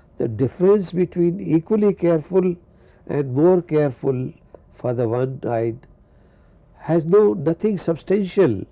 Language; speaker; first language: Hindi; early bilingual, other home language; Punjabi